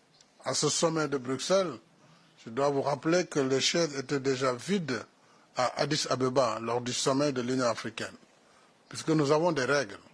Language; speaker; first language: French; non-native, local second language; Wolof